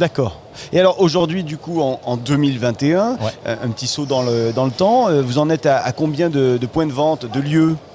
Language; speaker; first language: French; native; French